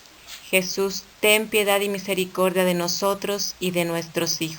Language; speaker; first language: Spanish; native; Spanish